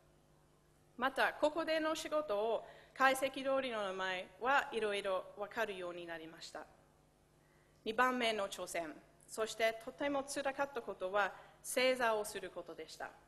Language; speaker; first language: Japanese; non-native, fluent; English